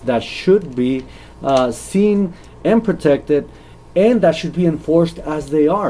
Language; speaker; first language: English; native; English